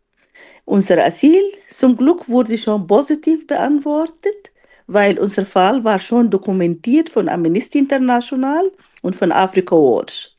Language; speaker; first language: German; non-native, fluent; Arabic